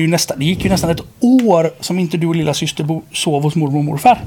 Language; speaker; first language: Swedish; native; Swedish